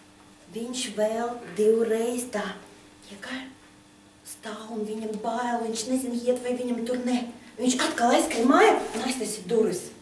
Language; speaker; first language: Latvian; non-native, local second language; Russian